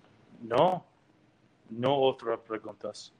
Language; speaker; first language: Spanish; non-native, learner; English